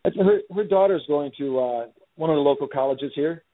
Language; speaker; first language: English; native; English